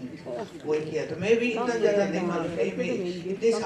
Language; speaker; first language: Hindi; non-native, local second language; Manipuri